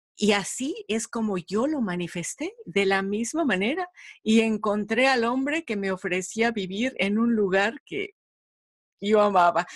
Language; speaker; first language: Spanish; native; Spanish